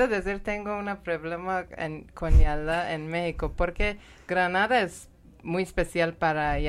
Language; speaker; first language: Spanish; non-native, learner; Persian